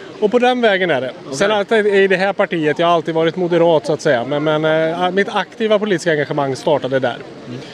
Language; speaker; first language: Swedish; native; Swedish